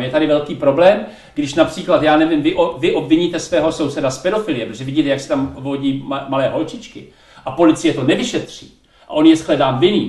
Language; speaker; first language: Czech; native; Czech